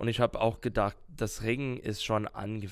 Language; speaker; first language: German; non-native, learner; English